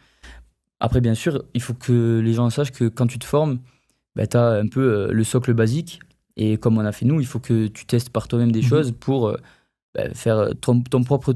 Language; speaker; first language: French; native; French